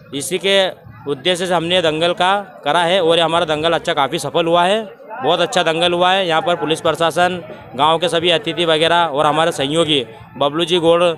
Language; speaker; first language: Hindi; native; Hindi